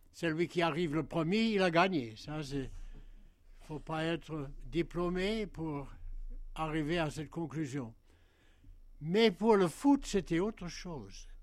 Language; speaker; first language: French; non-native, fluent; English